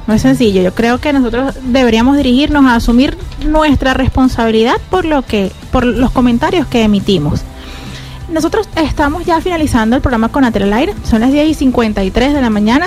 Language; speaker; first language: Spanish; native; Spanish